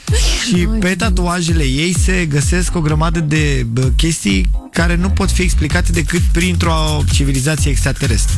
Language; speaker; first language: Romanian; native; Romanian